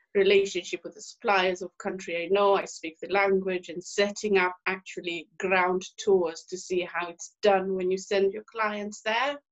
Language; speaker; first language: English; non-native, local second language; Swahili